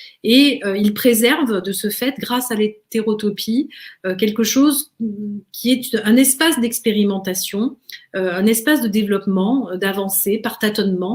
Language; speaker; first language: French; native; French